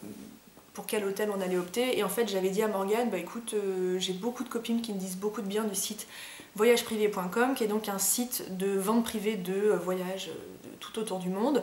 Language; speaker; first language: French; native; French